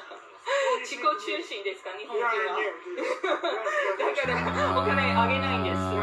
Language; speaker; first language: Japanese; non-native, fluent; English